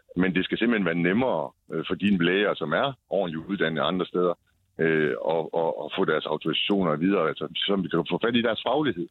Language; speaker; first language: Danish; native; Danish